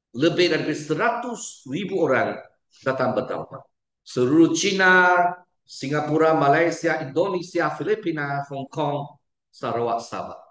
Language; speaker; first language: Malay; non-native, local second language; Chinese